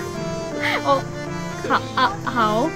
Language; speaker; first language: Chinese; non-native, learner; Korean